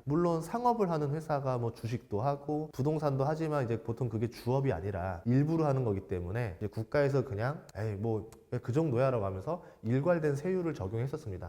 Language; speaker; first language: Korean; native; Korean